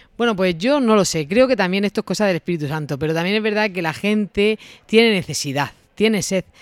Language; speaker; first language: Spanish; native; Spanish